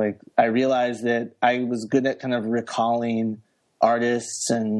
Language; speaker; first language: English; native; English